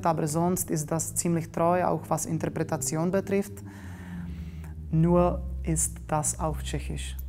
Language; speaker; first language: German; non-native, fluent; Czech